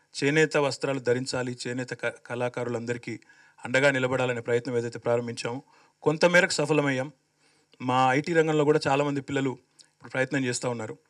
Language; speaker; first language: Telugu; native; Telugu